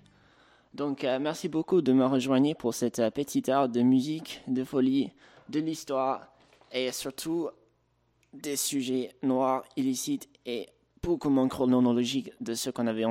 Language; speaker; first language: French; native; French